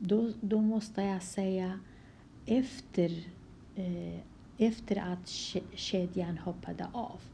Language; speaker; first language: Swedish; non-native, fluent; Kurdish